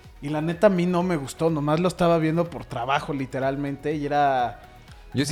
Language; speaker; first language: Spanish; native; Spanish